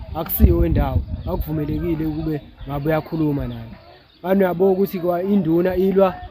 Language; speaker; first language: Zulu; native; Zulu